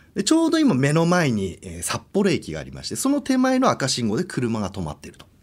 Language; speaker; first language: Japanese; native; Japanese